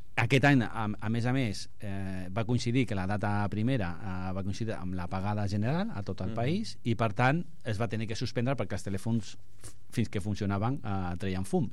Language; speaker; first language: Catalan; non-native, local second language; Spanish